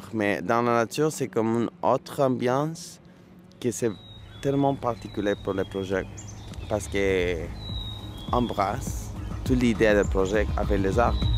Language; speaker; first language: French; non-native, learner; Spanish